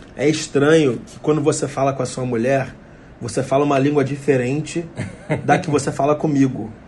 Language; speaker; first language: Portuguese; native; Portuguese